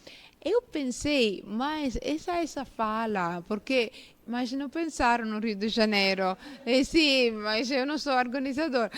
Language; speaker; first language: Portuguese; non-native, fluent; Italian